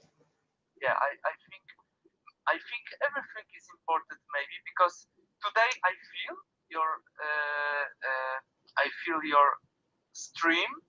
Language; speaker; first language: English; non-native, learner; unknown